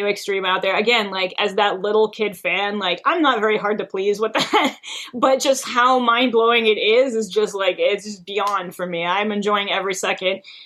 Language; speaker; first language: English; non-native, fluent; Hebrew